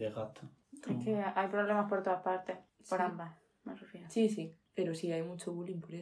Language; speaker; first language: Spanish; native; Spanish